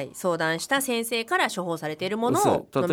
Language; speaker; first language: Japanese; native; Japanese